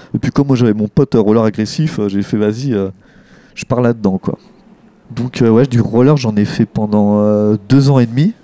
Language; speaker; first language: French; native; French